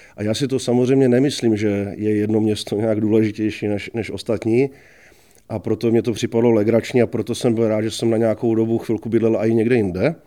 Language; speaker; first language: Czech; native; Czech